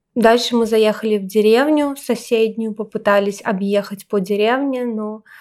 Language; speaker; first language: Russian; native; Russian